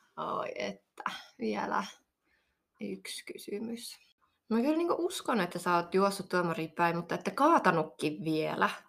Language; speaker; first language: Finnish; native; Finnish